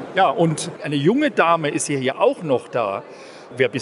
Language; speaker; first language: German; native; German